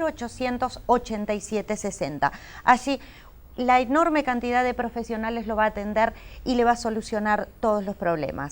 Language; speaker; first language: Spanish; native; Spanish